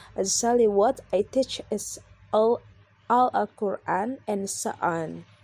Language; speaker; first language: English; non-native, learner; Indonesian